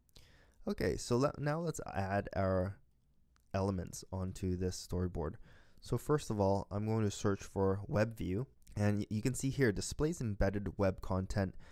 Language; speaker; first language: English; native; English